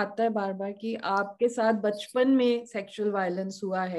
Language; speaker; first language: Hindi; native; Hindi